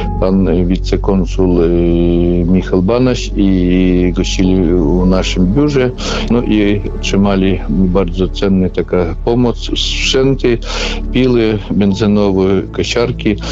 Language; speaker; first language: Polish; early bilingual, heritage; Polish